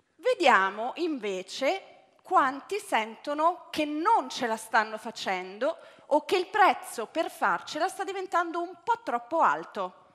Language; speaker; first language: Italian; native; Italian